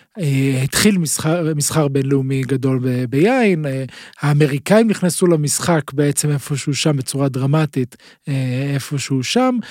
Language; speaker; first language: Hebrew; native; Hebrew